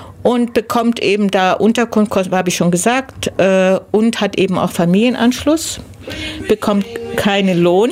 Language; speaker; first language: German; native; German